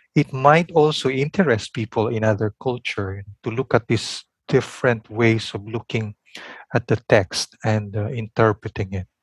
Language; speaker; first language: English; non-native, local second language; Filipino